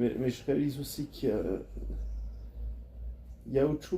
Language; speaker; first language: French; native; French